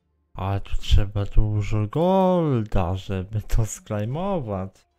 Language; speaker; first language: Polish; native; Polish